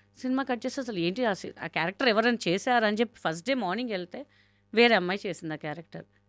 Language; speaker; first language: Telugu; non-native, local second language; Hindi